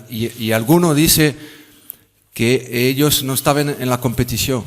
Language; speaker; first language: Spanish; non-native, fluent; French